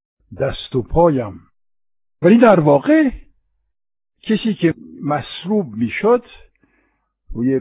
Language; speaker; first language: Persian; non-native, fluent; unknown